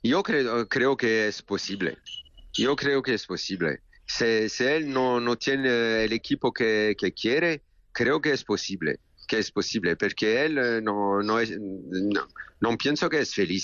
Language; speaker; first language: Spanish; non-native, learner; French